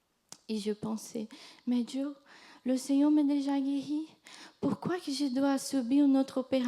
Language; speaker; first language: French; non-native, fluent; Portuguese